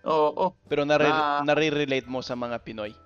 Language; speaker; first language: Filipino; non-native, fluent; English